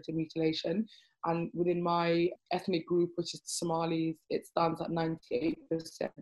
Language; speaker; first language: English; native; English